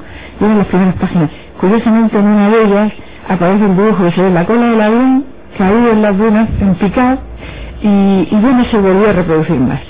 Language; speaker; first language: Spanish; native; Spanish